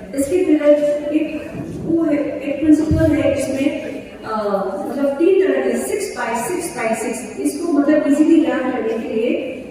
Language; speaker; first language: Hindi; non-native, local second language; Bangla